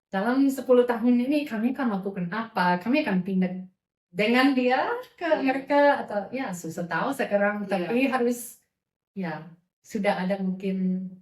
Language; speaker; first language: Indonesian; non-native, fluent; English